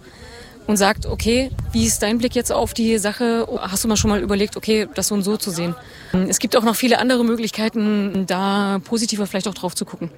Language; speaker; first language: German; native; German